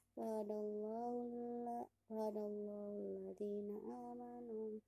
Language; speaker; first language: Arabic; non-native, learner; Indonesian